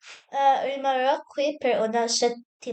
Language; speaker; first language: Italian; non-native, learner; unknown